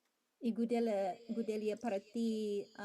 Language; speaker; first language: Spanish; non-native, learner; English